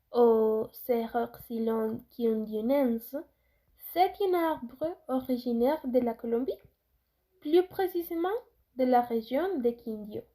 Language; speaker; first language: French; non-native, learner; Spanish